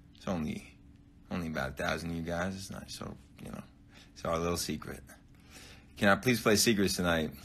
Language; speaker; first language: English; native; English